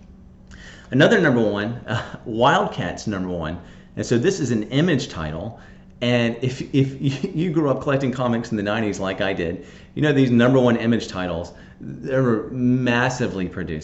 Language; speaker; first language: English; native; English